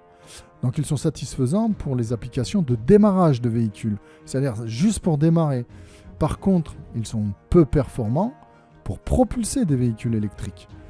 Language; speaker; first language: French; native; French